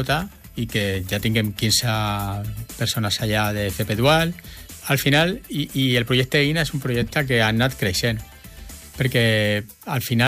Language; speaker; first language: Catalan; native; Catalan